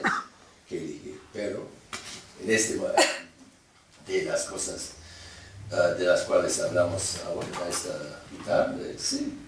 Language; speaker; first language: Spanish; non-native, fluent; English